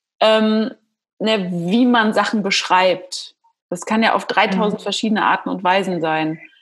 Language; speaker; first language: German; native; German